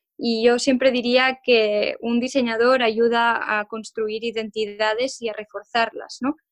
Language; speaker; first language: Spanish; non-native, local second language; Catalan